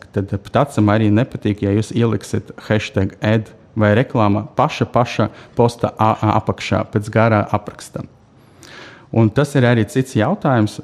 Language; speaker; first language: Latvian; non-native, local second language; Russian